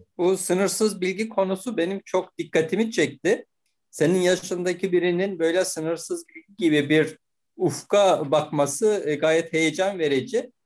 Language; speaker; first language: Turkish; native; Turkish